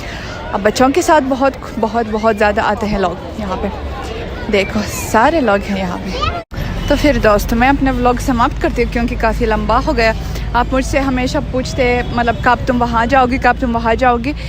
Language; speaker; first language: Hindi; non-native, fluent; Russian